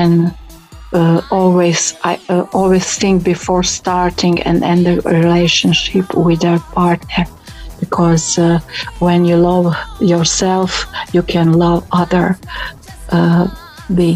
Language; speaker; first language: English; non-native, learner; Croatian